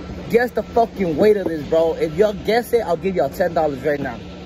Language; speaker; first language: English; early bilingual, other home language; Spanish